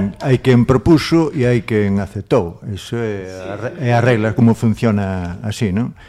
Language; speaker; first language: Galician; non-native, local second language; Spanish